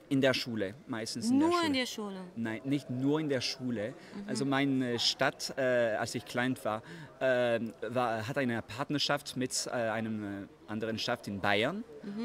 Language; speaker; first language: German; non-native, learner; French